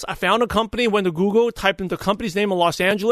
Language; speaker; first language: English; native; English